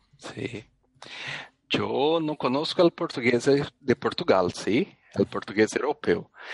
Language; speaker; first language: Spanish; non-native, learner; Portuguese